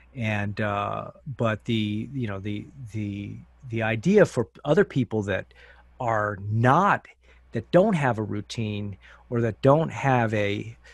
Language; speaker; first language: English; native; English